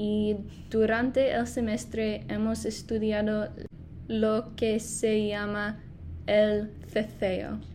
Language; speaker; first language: Spanish; non-native, fluent; English